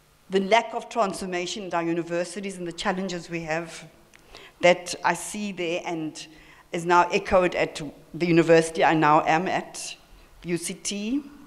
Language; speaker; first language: English; early bilingual, other home language; Afrikaans